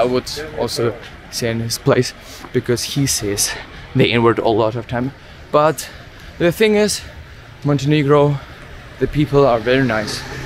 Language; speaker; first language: English; non-native, fluent; German